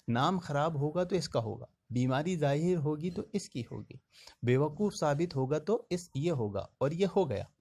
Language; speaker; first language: Urdu; native; Urdu